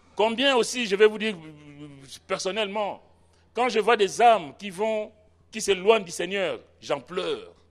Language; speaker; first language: French; non-native, local second language; Lingala